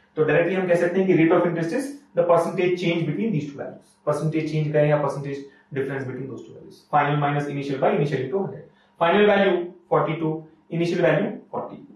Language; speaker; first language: Hindi; native; Hindi